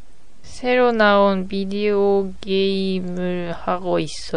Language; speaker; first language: Korean; non-native, learner; Japanese